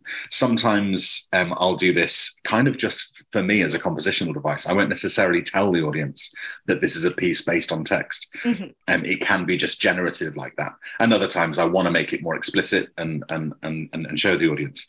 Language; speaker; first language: English; native; English